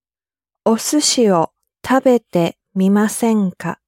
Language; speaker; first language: Japanese; non-native, learner; English